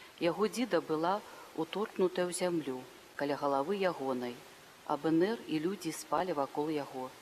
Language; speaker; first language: Belarusian; native; Belarusian